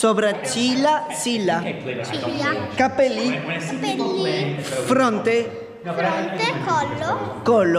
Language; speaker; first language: Italian; non-native, learner; French